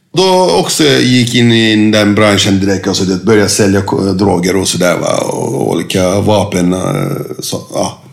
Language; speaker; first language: Swedish; non-native, fluent; Turkish